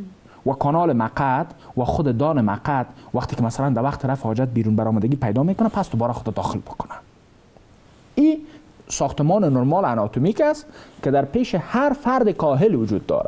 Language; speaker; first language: Persian; native; Persian